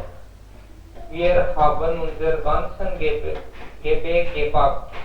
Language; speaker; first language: German; non-native, learner; Hindi